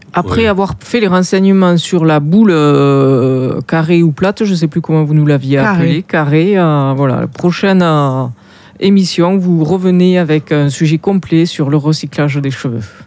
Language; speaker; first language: French; native; French